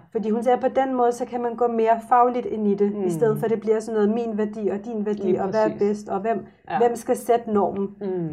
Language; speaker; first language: Danish; early bilingual, other home language; Arabic